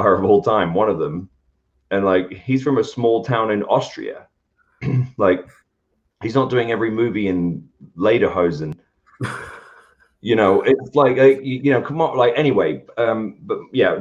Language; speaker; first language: English; native; English